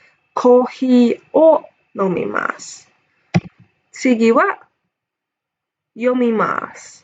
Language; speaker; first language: Japanese; non-native, fluent; English